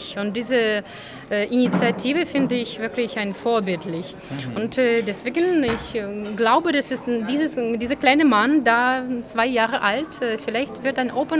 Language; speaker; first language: German; non-native, fluent; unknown